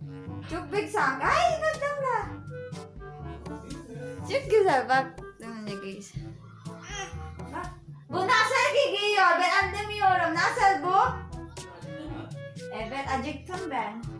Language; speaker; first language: Turkish; non-native, learner; Filipino